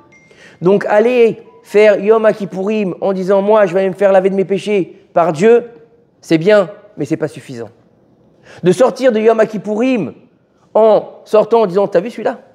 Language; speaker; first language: French; native; French